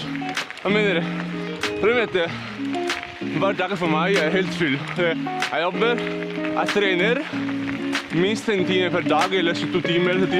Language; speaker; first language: Norwegian; non-native, learner; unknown